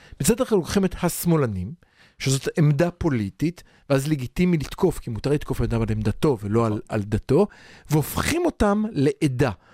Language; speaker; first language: Hebrew; native; Hebrew